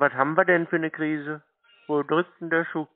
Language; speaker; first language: German; native; German